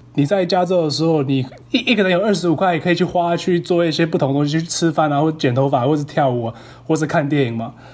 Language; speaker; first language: Chinese; early bilingual, heritage; Chinese